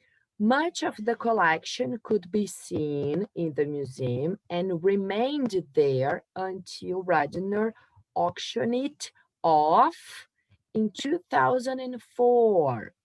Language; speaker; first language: English; non-native, fluent; Portuguese